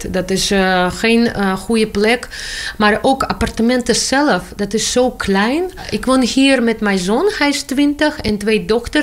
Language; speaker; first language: Dutch; non-native, local second language; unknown